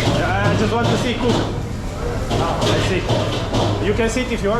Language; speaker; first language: English; non-native, learner; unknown